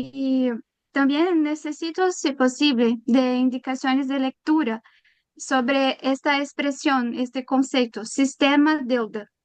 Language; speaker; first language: Spanish; non-native, learner; Portuguese